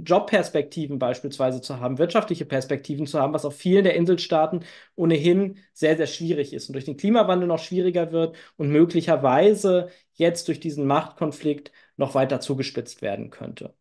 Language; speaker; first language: German; native; German